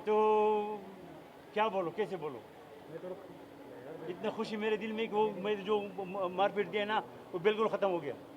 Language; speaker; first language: Hindi; non-native, learner; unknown